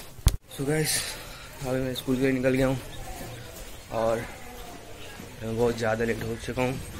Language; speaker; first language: Hindi; native; Hindi